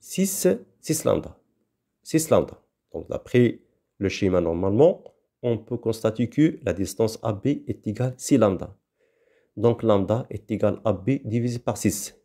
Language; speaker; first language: French; non-native, local second language; Arabic